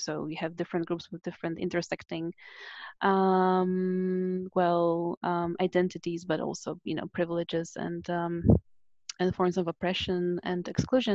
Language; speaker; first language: English; non-native, fluent; Polish